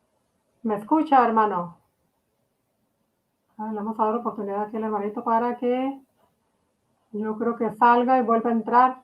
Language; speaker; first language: Spanish; native; Spanish